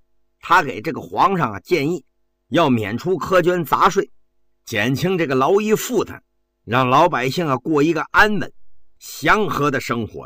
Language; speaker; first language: Chinese; native; Chinese